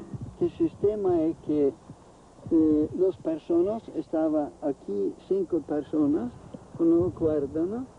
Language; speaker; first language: Spanish; non-native, fluent; Norwegian